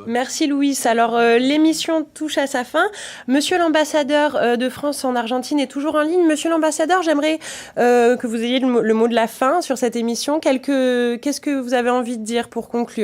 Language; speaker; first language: French; native; French